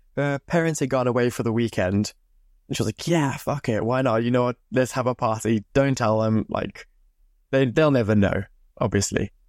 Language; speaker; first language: English; native; English